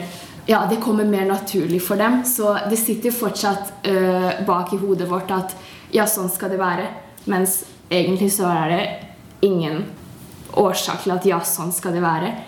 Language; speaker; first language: Norwegian; non-native, fluent; Hungarian